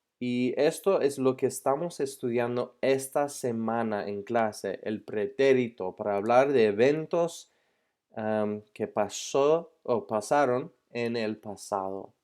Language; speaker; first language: Spanish; non-native, fluent; English